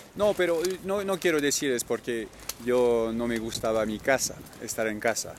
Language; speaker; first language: Spanish; non-native, fluent; French